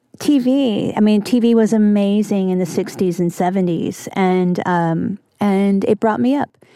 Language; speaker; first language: English; native; English